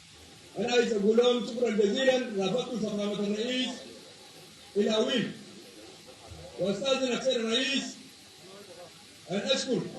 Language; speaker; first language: Arabic; non-native, local second language; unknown